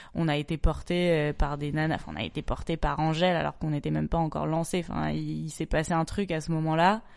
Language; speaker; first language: French; native; French